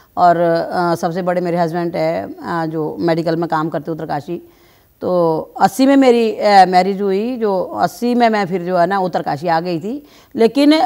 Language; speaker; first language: Hindi; native; Hindi